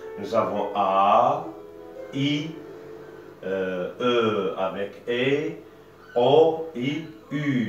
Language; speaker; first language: French; non-native, local second language; Arabic